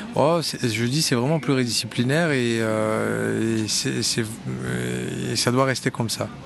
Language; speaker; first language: French; native; French